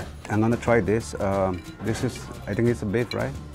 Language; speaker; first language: English; non-native, fluent; Spanish